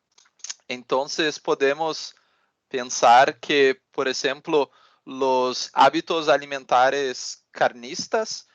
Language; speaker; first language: Portuguese; non-native, learner; Spanish